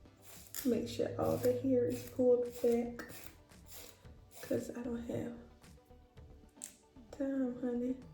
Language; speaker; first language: English; native; English